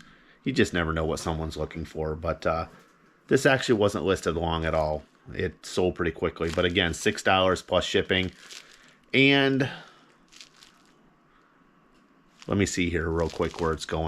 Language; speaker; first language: English; native; English